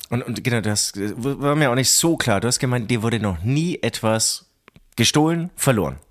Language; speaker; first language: German; native; German